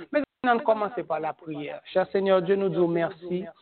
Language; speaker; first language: French; non-native, local second language; Haitian Creole